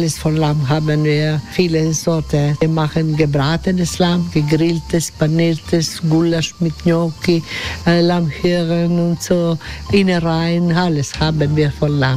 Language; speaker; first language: German; non-native, learner; Croatian